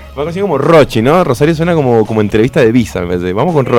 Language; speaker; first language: Spanish; native; Spanish